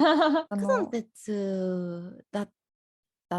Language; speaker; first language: Japanese; non-native, learner; Spanish